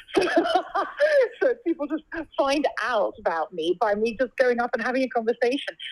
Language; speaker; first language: English; native; English